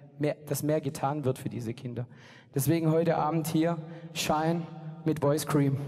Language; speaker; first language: German; native; German